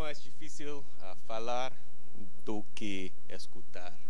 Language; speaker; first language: Portuguese; non-native, learner; English